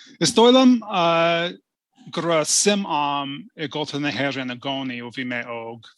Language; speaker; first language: Irish; non-native, fluent; English